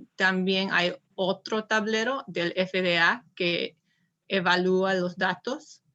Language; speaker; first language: Spanish; non-native, learner; English